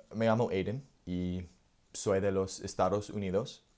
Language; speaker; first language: Spanish; non-native, learner; English